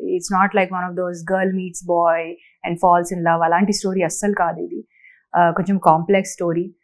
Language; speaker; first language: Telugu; non-native, local second language; Hindi